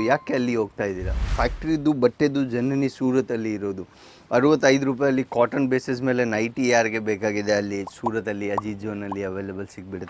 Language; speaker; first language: Kannada; non-native, local second language; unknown